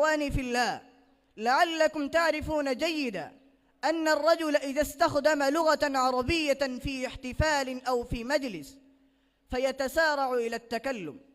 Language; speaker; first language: Arabic; non-native, learner; Bangla